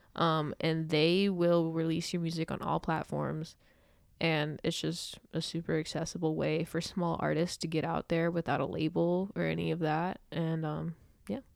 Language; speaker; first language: English; early bilingual, other home language; Urdu